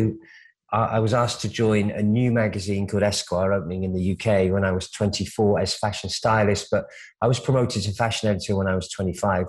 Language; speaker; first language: English; native; English